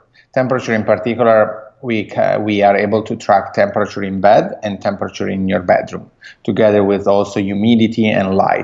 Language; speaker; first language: English; non-native, fluent; Italian